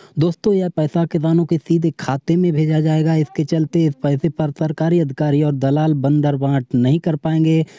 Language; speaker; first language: Hindi; native; Hindi